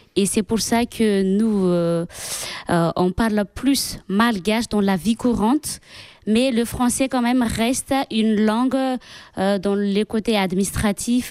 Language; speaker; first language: French; non-native, local second language; Malagasy